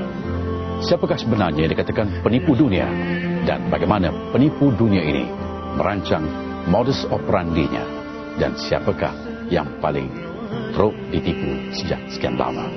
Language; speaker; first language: Malay; native; Malay